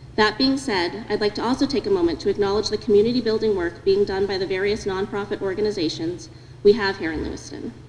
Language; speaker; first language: English; native; English